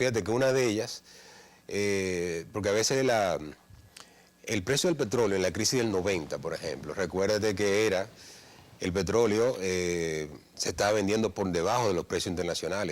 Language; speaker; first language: Spanish; native; Spanish